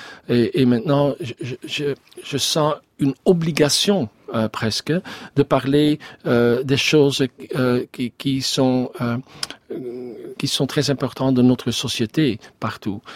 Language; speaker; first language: French; non-native, learner; Dutch